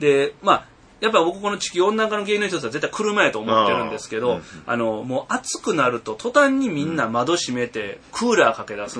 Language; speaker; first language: Japanese; native; Japanese